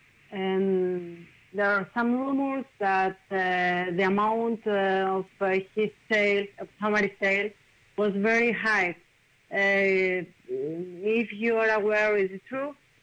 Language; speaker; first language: English; non-native, fluent; Greek